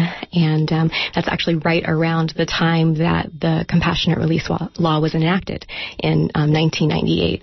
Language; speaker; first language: English; native; English